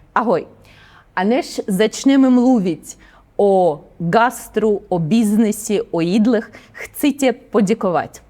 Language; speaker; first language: Czech; non-native, learner; Ukrainian